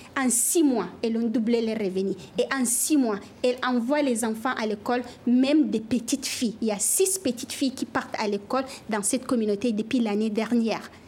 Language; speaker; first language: French; non-native, local second language; Fula